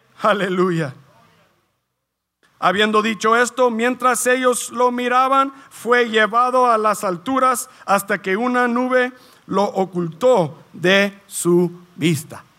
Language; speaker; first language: Spanish; early bilingual, heritage; Spanish